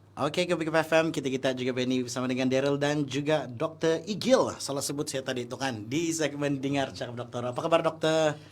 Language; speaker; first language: Malay; native; Malay